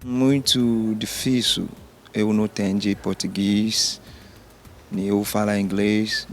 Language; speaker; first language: Portuguese; non-native, learner; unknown